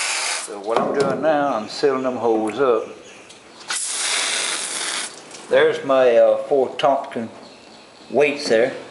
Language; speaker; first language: English; native; English